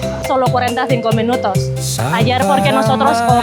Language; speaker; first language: Spanish; non-native, learner; Indonesian